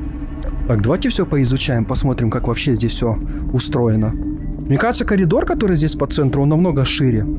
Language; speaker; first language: Russian; native; Russian